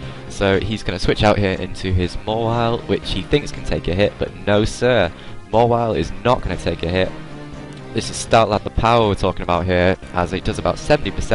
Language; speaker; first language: English; native; English